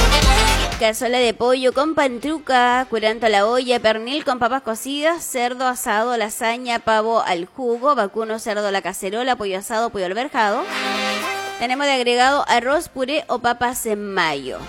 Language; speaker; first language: Spanish; native; Spanish